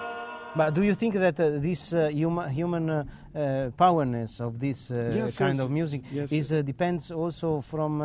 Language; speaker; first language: English; non-native, learner; Italian